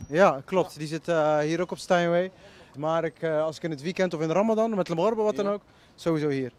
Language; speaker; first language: Dutch; early bilingual, other home language; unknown